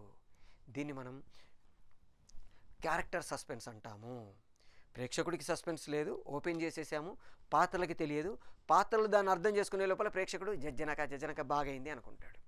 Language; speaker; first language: Telugu; native; Telugu